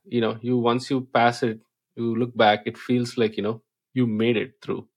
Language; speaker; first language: English; non-native, local second language; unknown